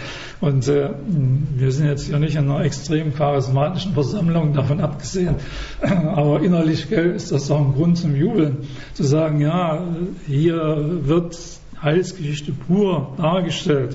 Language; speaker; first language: German; native; German